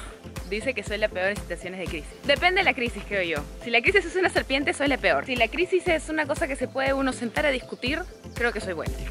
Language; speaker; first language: Spanish; native; Spanish